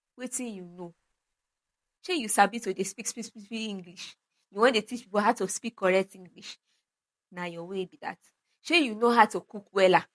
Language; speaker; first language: Nigerian Pidgin; non-native, local second language; Yoruba